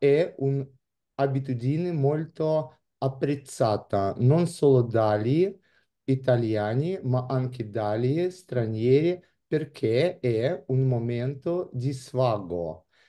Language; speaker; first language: Italian; non-native, learner; Russian